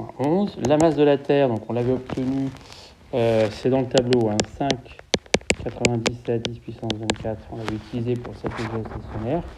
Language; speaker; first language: French; native; French